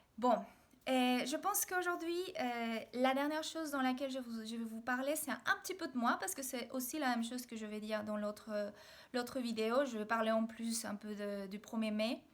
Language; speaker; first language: French; non-native, fluent; Spanish